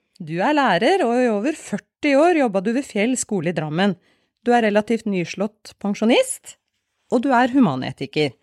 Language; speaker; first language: Norwegian; native; Norwegian